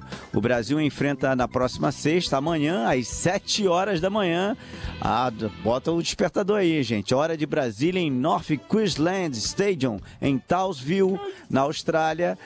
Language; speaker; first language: Portuguese; native; Portuguese